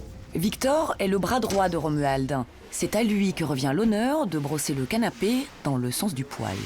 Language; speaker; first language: French; native; French